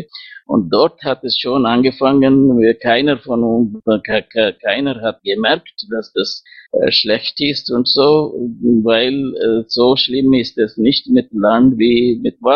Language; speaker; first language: German; non-native, fluent; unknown